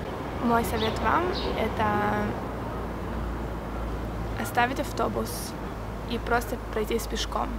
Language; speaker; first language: Russian; early bilingual, heritage; Russian